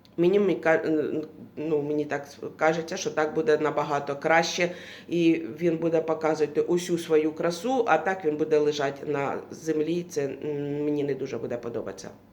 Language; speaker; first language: Ukrainian; non-native, local second language; Russian